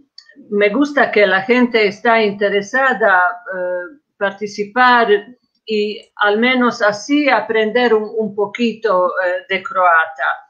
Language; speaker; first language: Spanish; non-native, fluent; Croatian